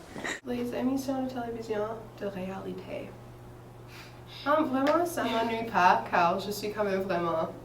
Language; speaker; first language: French; non-native, fluent; English